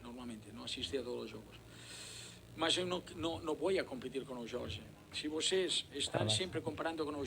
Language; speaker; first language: Portuguese; non-native, learner; Spanish